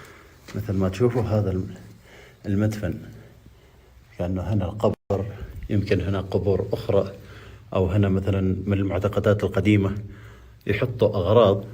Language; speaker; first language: Arabic; native; Arabic